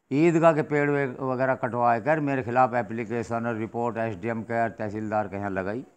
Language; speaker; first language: Hindi; native; Hindi